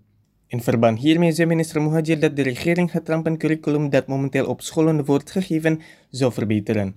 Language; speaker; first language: Dutch; non-native, fluent; Indonesian